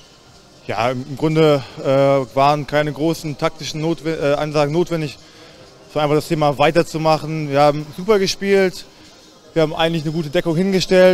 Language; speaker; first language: German; native; German